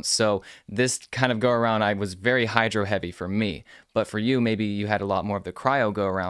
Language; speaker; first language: English; native; English